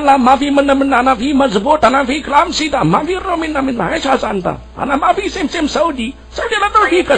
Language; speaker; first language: Arabic; non-native, learner; Urdu